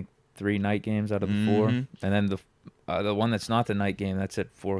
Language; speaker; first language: English; native; English